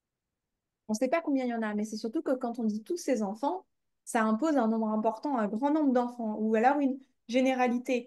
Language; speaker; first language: French; native; French